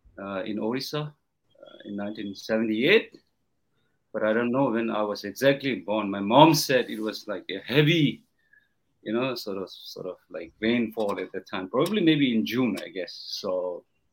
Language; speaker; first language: English; non-native, local second language; Tibetan